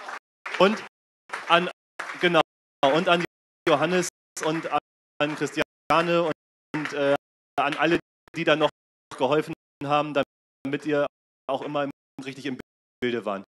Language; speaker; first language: German; native; German